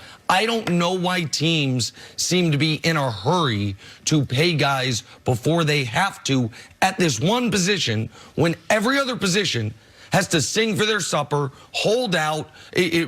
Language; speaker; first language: English; native; English